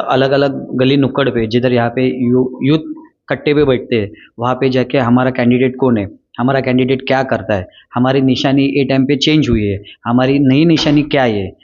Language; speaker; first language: Hindi; non-native, local second language; Marathi